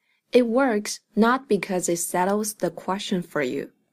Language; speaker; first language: English; non-native, fluent; Chinese